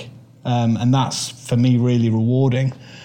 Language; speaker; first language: English; native; English